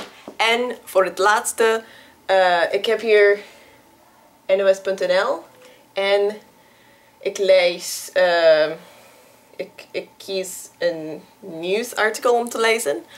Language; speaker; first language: Dutch; non-native, learner; English